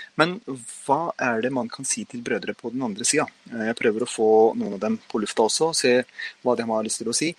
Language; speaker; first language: Norwegian; early bilingual, other home language; Urdu